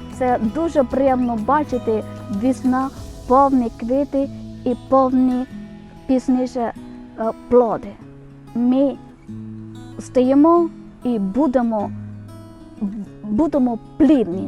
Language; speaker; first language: Ukrainian; non-native, fluent; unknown